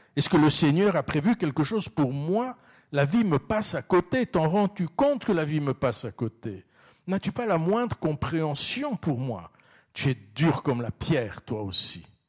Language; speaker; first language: French; early bilingual, other home language; Turkish